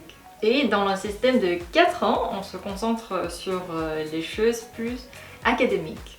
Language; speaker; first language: French; non-native, fluent; Korean